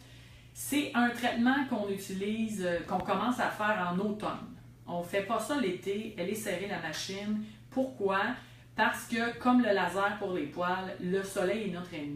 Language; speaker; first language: French; native; French